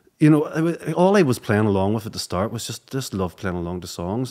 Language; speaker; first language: English; native; English